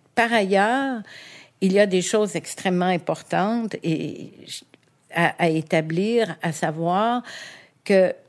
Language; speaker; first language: French; native; French